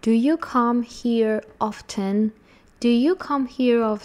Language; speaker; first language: English; non-native, fluent; Georgian